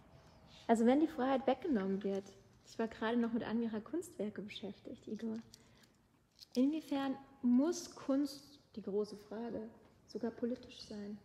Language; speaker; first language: German; native; German